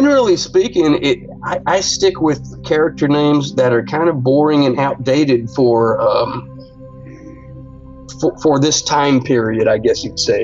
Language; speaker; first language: English; native; English